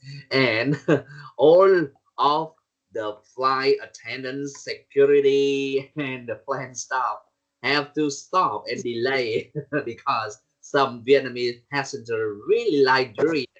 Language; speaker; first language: English; non-native, learner; Vietnamese